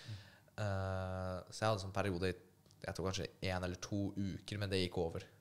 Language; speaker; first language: Norwegian; early bilingual, other home language; Polish